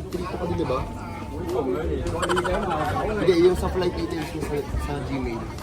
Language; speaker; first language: Filipino; native; Filipino